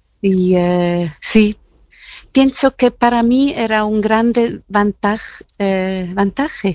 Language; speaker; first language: Spanish; non-native, fluent; German